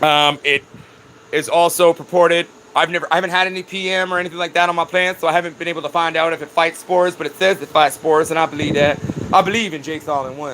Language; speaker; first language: English; native; English